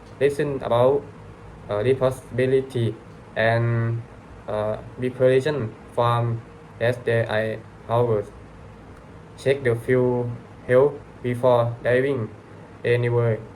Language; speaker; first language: English; non-native, learner; Thai